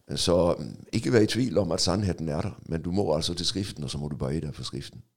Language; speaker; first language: Norwegian; non-native, fluent; Danish